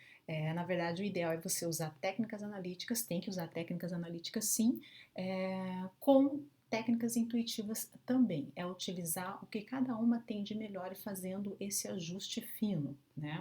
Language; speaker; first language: Portuguese; native; Portuguese